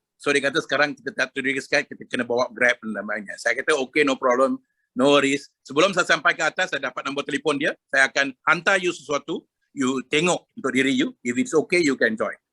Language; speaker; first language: Malay; non-native, local second language; Tamil